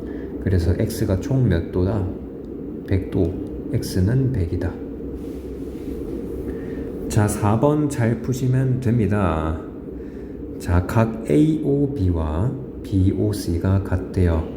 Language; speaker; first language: Korean; native; Korean